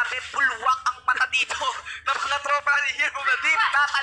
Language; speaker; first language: Filipino; native; Filipino